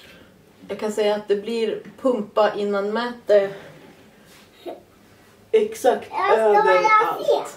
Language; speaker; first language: Swedish; native; Swedish